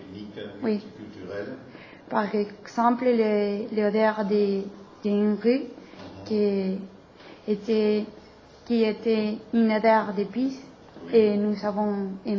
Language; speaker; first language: French; non-native, learner; Spanish